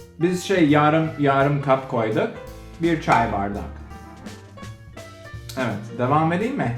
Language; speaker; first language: Turkish; non-native, learner; English